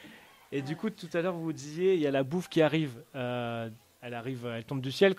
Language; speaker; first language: French; native; French